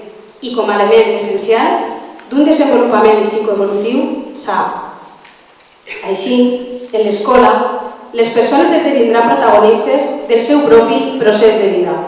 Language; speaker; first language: Catalan; native; Catalan